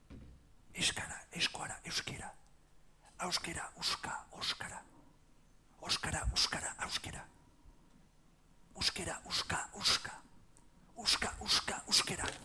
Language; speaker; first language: Basque; native; Basque